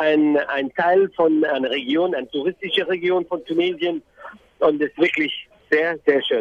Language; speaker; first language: German; non-native, fluent; Arabic